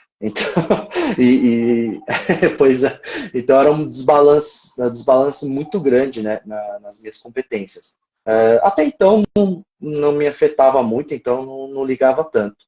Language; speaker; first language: Portuguese; early bilingual, other home language; Japanese